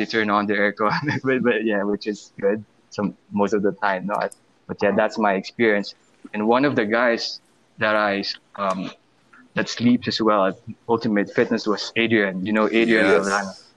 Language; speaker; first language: English; non-native, local second language; Filipino